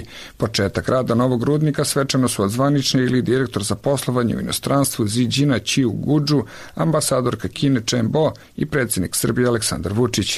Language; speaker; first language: Croatian; native; Croatian